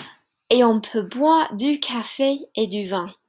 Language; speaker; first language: French; non-native, fluent; English